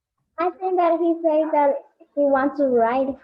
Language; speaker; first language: English; non-native, learner; Spanish